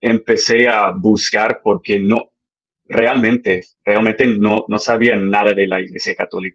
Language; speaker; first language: Spanish; early bilingual, heritage; English